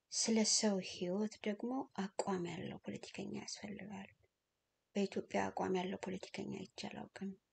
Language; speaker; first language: Amharic; native; Amharic